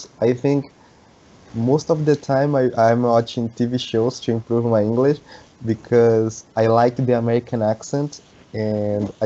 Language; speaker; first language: English; non-native, learner; Portuguese